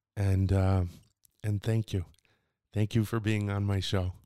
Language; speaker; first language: English; native; English